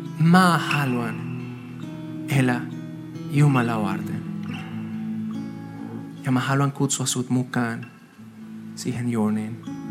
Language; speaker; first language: Finnish; non-native, fluent; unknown